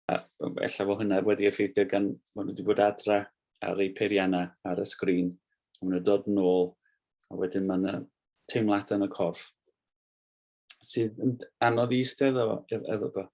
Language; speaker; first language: Welsh; native; Welsh